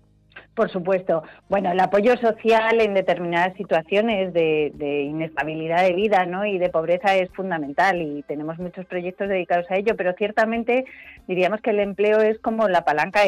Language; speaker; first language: Spanish; native; Spanish